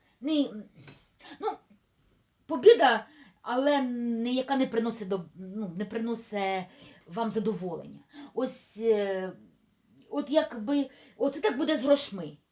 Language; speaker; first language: Ukrainian; non-native, local second language; Russian